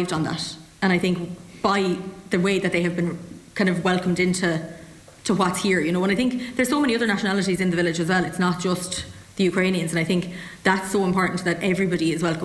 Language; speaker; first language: English; native; English